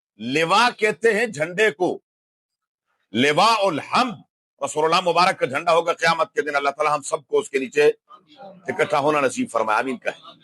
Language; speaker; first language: Urdu; non-native, local second language; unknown